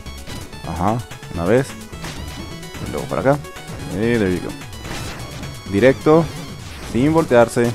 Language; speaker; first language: Spanish; native; Spanish